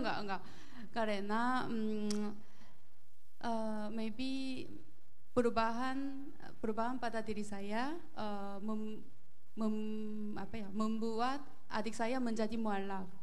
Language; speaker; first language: Indonesian; non-native, learner; Korean